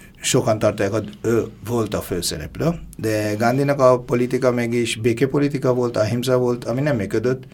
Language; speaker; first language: Hungarian; non-native, fluent; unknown